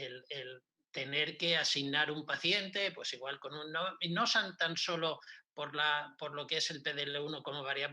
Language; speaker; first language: Spanish; native; Spanish